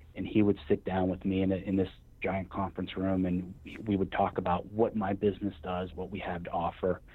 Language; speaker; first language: English; native; English